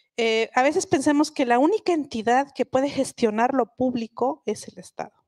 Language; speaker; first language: Spanish; non-native, local second language; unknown